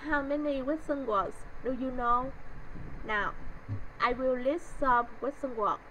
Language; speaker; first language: English; non-native, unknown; Vietnamese